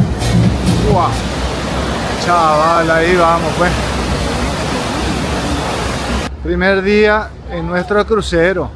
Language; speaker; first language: Spanish; native; Spanish